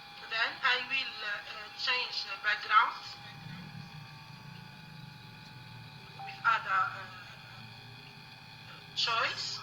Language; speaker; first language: English; non-native, learner; Arabic